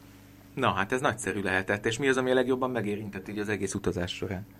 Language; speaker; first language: Hungarian; native; Hungarian